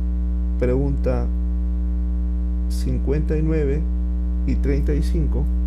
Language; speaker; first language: Spanish; native; Spanish